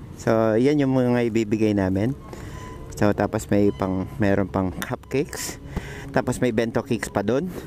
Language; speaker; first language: Filipino; non-native, local second language; Pampanga